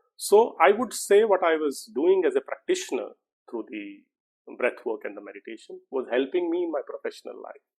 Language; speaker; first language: English; non-native, local second language; Punjabi